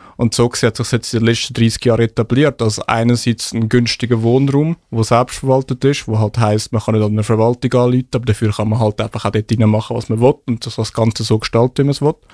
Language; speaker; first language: German; native; German